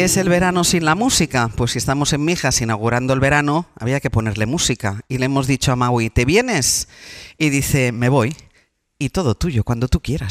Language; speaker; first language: Spanish; native; Spanish